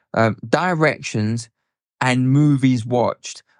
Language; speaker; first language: English; native; English